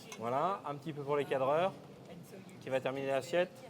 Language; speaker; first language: French; native; French